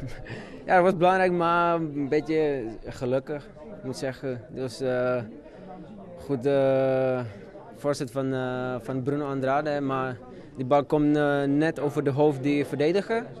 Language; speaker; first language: Dutch; non-native, learner; Czech